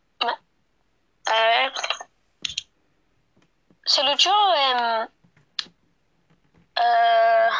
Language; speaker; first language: Spanish; early bilingual, heritage; Spanish